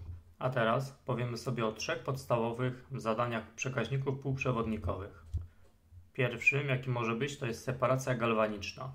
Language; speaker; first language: Polish; native; Polish